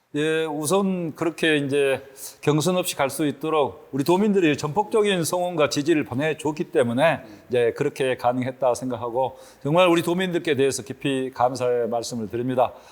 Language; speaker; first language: Korean; native; Korean